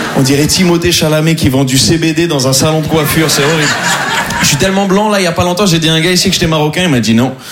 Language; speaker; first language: French; non-native, local second language; Arabic